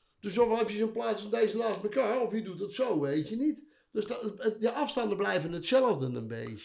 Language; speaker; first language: Dutch; native; Dutch